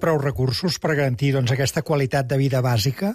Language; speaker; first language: Catalan; native; Catalan